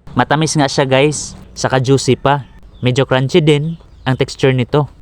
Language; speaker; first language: Filipino; non-native, local second language; Cebuano